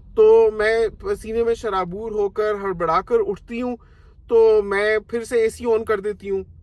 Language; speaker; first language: Urdu; non-native, local second language; Punjabi